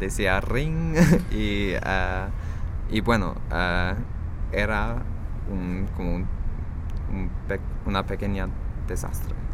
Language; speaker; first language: Spanish; non-native, fluent; English